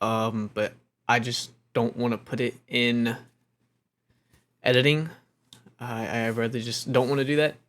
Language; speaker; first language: English; native; English